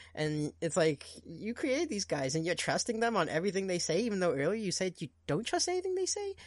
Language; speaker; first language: English; non-native, fluent; Portuguese